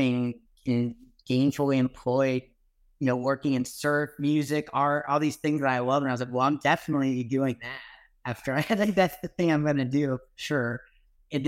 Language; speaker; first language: English; native; English